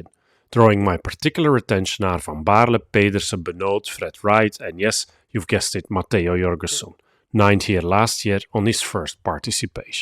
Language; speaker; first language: English; non-native, fluent; Dutch